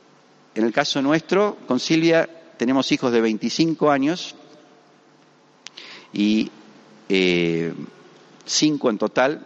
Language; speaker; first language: Spanish; native; Spanish